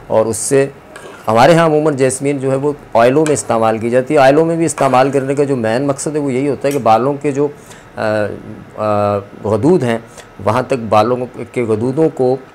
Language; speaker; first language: Urdu; non-native, local second language; Punjabi